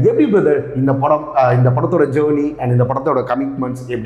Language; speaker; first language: Tamil; native; Tamil